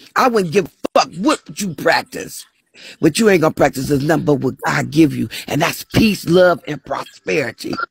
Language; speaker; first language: English; native; English